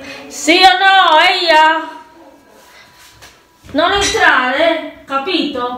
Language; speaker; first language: Italian; native; Italian